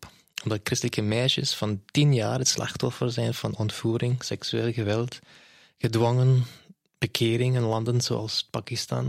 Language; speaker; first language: Dutch; non-native, fluent; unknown